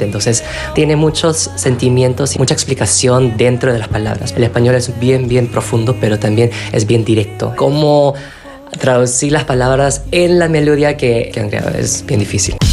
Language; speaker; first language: Spanish; non-native, fluent; Korean